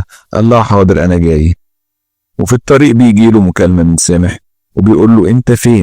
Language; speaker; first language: Arabic; native; Arabic